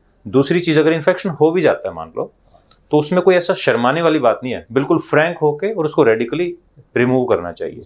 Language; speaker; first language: Hindi; native; Hindi